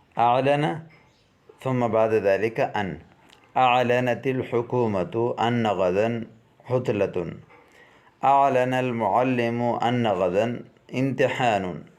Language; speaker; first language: Arabic; non-native, fluent; Urdu